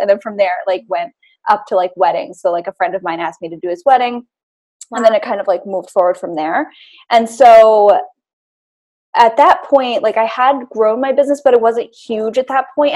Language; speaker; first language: English; native; English